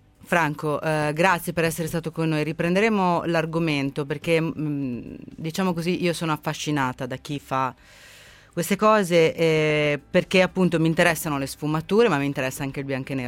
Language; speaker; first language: Italian; native; Italian